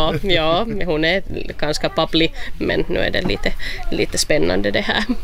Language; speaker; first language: Swedish; non-native, local second language; Finnish